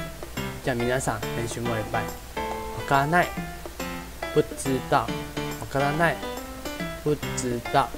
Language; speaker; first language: Japanese; non-native, learner; Chinese